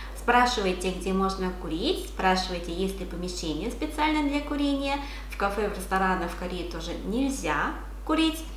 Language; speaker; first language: Russian; non-native, fluent; Korean